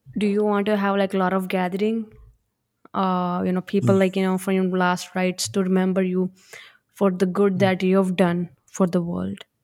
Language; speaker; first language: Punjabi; early bilingual, heritage; Punjabi